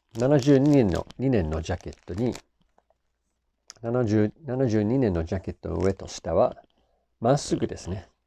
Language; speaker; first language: Japanese; non-native, fluent; English